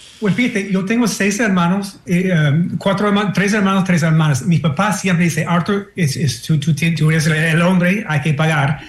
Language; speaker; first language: Spanish; non-native, fluent; English